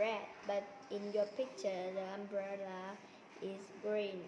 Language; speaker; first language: English; non-native, learner; Vietnamese